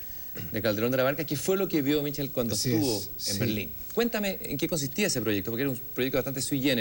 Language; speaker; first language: Spanish; native; Spanish